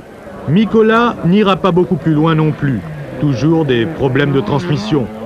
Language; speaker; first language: French; native; French